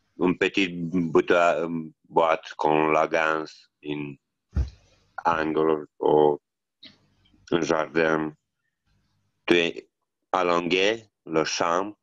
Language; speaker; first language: French; non-native, learner; Italian